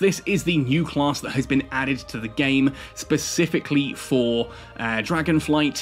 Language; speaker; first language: English; native; English